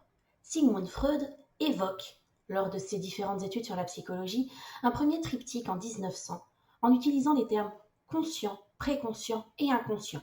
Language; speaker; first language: French; native; French